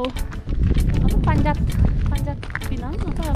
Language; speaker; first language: Indonesian; non-native, fluent; Spanish